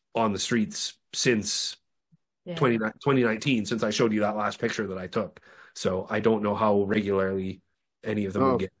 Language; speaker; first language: English; native; English